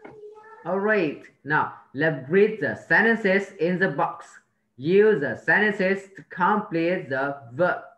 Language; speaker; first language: English; non-native, learner; Vietnamese